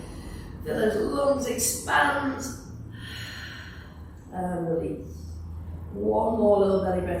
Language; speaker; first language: English; native; English